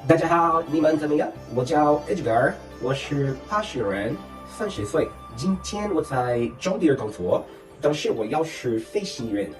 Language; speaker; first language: Chinese; non-native, learner; Portuguese